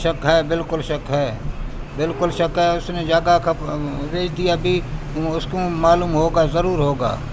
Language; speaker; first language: Hindi; non-native, learner; Baluchi